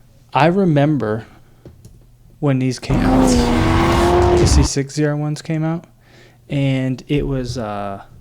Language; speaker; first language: English; native; English